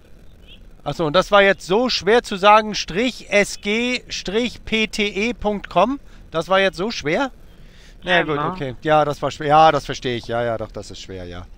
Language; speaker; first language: German; native; German